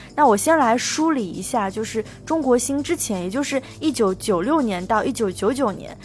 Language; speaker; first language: Chinese; native; Chinese